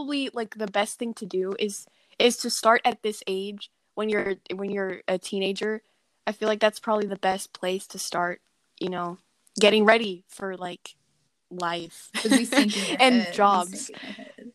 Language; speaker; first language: English; native; English